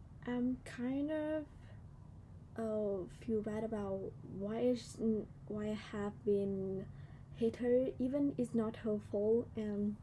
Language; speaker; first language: English; non-native, learner; Vietnamese